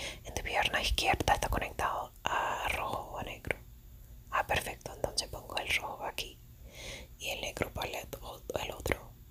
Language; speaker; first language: Spanish; non-native, fluent; English